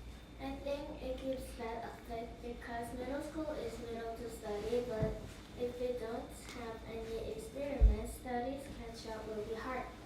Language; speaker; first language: English; non-native, learner; Korean